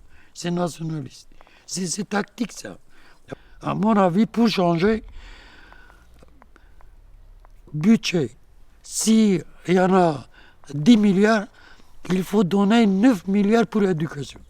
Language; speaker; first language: French; non-native, learner; Kurdish